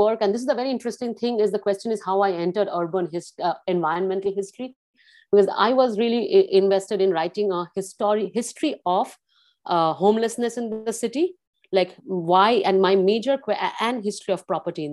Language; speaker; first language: English; non-native, local second language; Bangla